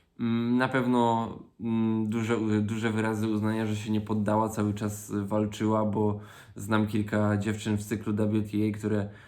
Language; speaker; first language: Polish; native; Polish